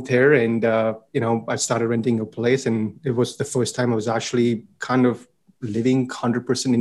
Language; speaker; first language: English; non-native, local second language; Punjabi